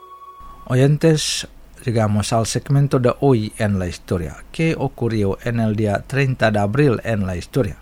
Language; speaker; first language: Spanish; non-native, fluent; Indonesian